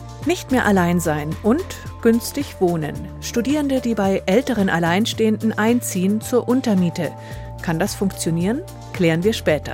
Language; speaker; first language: German; native; German